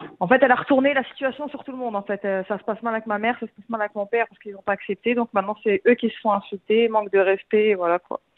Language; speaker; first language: French; early bilingual, other home language; Arabic